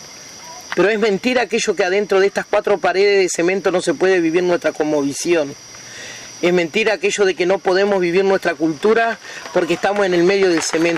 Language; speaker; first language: Spanish; native; Spanish